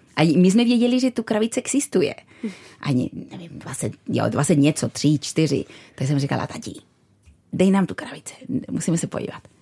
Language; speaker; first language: Czech; non-native, fluent; Spanish